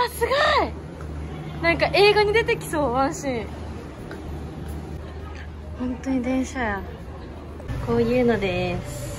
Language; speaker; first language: Japanese; native; Japanese